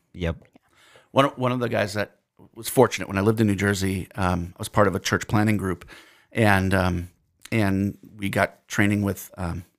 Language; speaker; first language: English; native; English